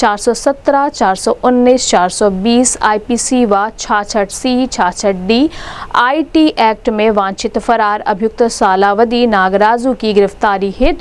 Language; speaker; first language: Hindi; native; Hindi